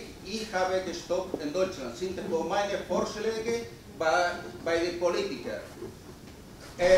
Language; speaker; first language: German; non-native, learner; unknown